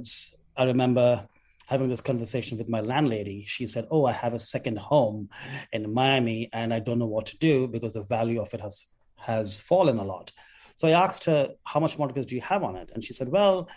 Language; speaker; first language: English; non-native, local second language; Bangla